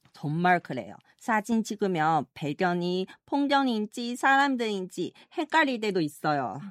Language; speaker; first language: Korean; non-native, fluent; Chinese